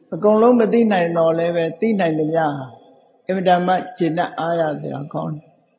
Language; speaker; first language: Burmese; native; Burmese